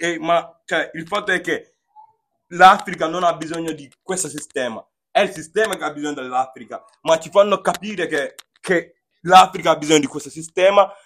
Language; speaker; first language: Italian; non-native, fluent; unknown